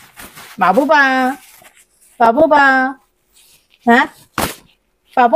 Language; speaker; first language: Chinese; non-native, learner; Indonesian